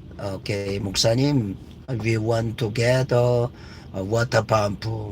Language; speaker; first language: English; non-native, learner; Korean